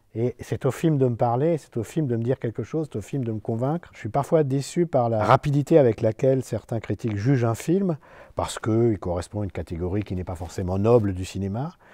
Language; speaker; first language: French; native; French